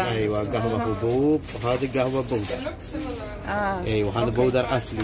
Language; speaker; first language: Arabic; non-native, learner; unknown